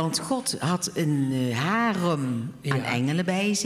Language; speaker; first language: Dutch; native; Dutch